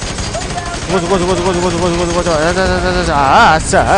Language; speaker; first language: Korean; native; Korean